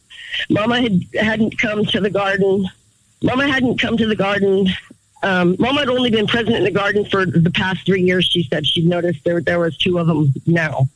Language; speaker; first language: English; native; English